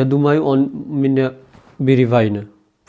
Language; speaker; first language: Russian; non-native, learner; Nepali